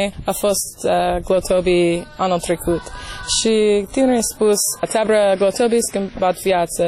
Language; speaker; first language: Romanian; non-native, learner; English